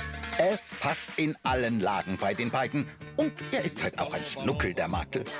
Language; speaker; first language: German; native; German